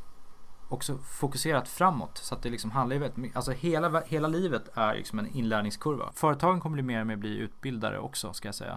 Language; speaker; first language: Swedish; native; Swedish